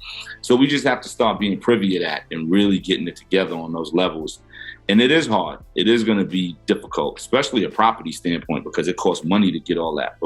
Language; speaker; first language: English; native; English